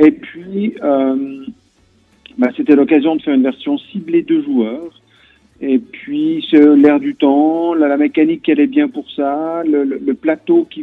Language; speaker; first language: French; native; French